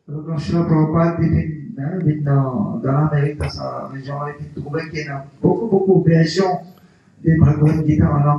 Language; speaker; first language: French; non-native, local second language; Morisyen